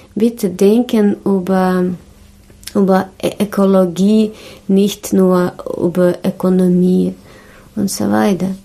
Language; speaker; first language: German; non-native, learner; Russian